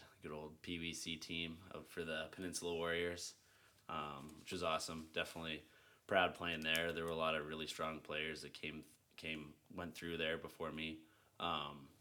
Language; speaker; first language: English; native; English